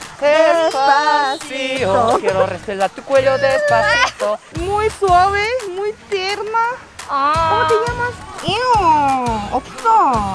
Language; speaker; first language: Spanish; early bilingual, other home language; Korean